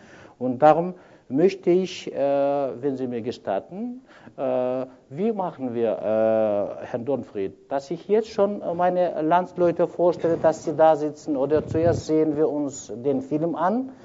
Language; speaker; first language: German; non-native, fluent; Kyrgyz